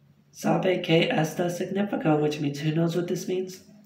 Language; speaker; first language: English; native; English